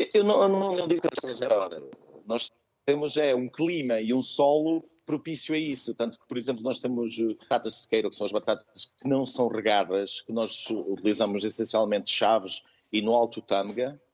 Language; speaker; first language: Portuguese; native; Portuguese